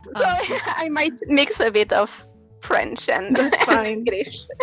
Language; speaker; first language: English; non-native, fluent; French